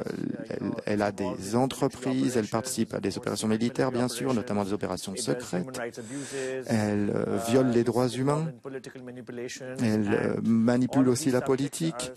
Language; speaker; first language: French; non-native, fluent; Urdu